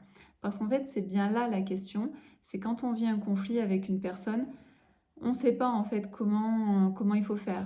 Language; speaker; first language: French; native; French